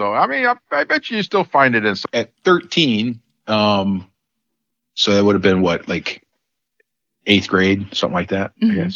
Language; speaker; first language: English; native; English